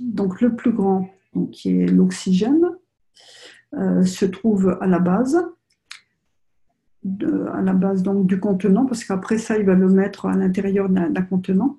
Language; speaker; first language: French; native; French